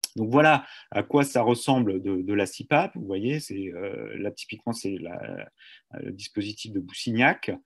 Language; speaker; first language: French; native; French